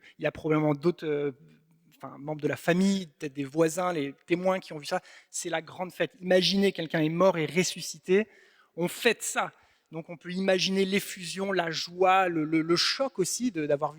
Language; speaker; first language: French; native; French